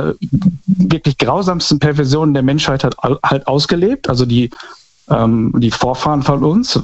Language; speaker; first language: German; native; German